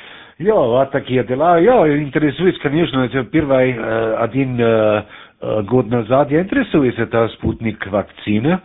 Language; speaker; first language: Russian; non-native, learner; German